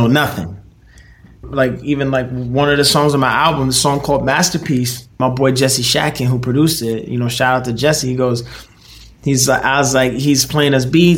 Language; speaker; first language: English; native; English